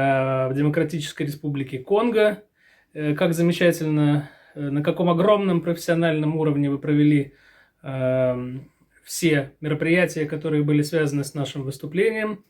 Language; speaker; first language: Russian; native; Russian